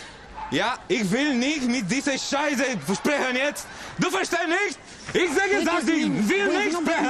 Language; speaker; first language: German; non-native, learner; Romanian